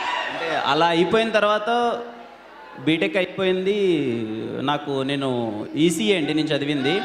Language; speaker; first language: Telugu; native; Telugu